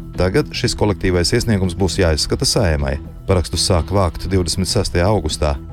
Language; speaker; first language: Latvian; native; Latvian